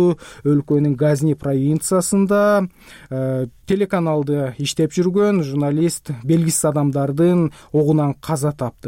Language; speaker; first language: Kyrgyz; native; Kyrgyz